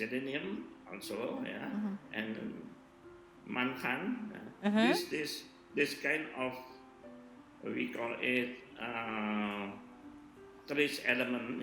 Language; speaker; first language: English; non-native, learner; Indonesian